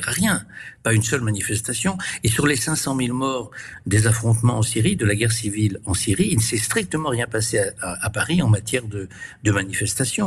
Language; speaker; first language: French; native; French